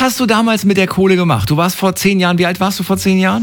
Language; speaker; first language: German; native; German